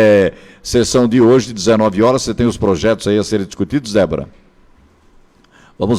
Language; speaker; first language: Portuguese; native; Portuguese